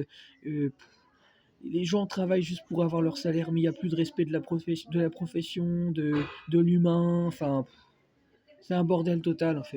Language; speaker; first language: French; native; French